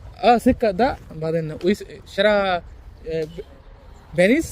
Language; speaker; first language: Arabic; non-native, learner; Bangla